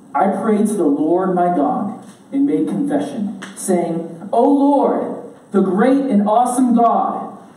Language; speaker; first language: English; native; English